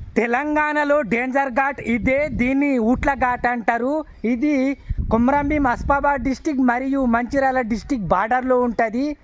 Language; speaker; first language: Telugu; native; Telugu